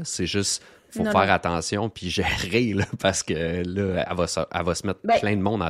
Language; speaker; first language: French; native; French